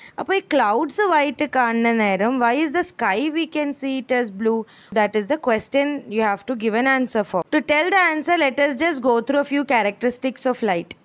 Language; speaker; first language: English; non-native, local second language; Malayalam